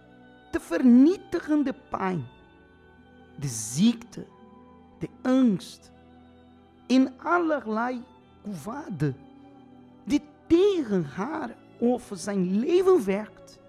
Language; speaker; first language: Dutch; non-native, fluent; Portuguese